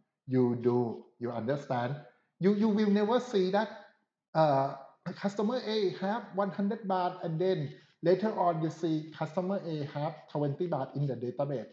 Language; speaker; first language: English; non-native, fluent; Thai